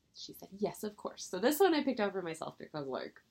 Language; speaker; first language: English; native; English